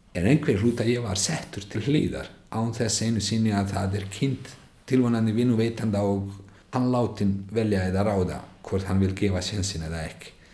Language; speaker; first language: Icelandic; non-native, fluent; Bosnian